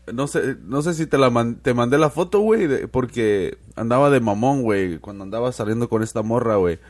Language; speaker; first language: Spanish; early bilingual, heritage; Spanish